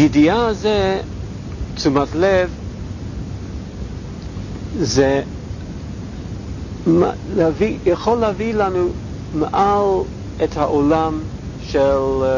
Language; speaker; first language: Hebrew; non-native, fluent; English